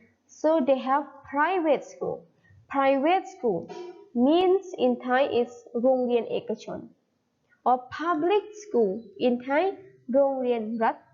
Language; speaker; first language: English; non-native, fluent; Thai